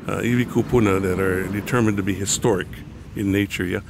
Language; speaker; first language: English; native; English